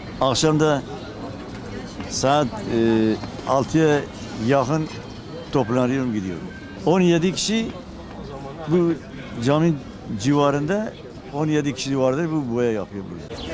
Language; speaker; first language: Turkish; non-native, local second language; Kurdish